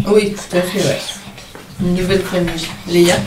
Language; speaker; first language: French; native; French